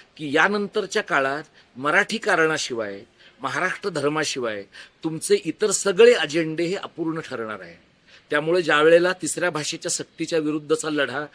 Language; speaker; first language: Marathi; native; Marathi